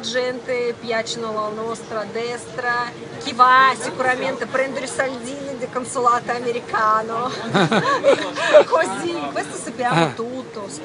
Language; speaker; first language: Italian; non-native, learner; Russian